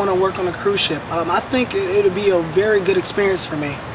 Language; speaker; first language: English; native; English